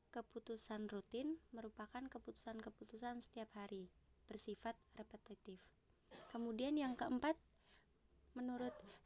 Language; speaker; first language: Indonesian; native; Indonesian